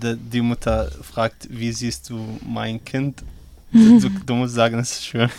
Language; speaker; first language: German; non-native, learner; Arabic